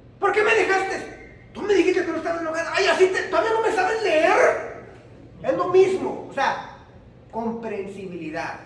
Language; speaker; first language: Spanish; early bilingual, heritage; Spanish